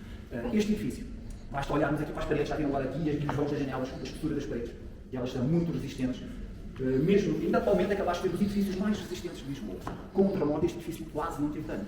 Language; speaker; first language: Portuguese; native; Portuguese